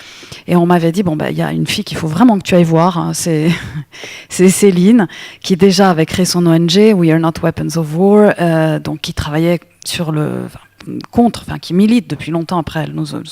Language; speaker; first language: French; native; French